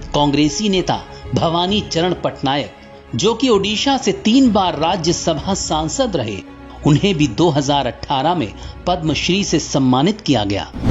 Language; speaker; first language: Hindi; native; Hindi